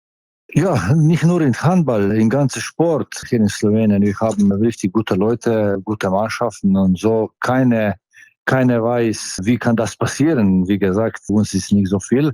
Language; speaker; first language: German; non-native, fluent; Slovenian